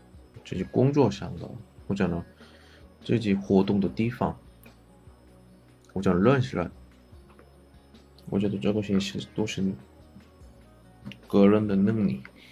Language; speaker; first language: Chinese; non-native, learner; Korean